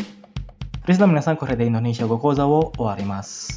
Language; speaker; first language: Japanese; non-native, fluent; Indonesian